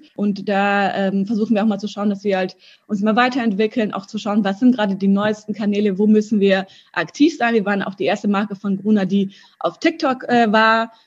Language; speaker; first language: German; early bilingual, other home language; Russian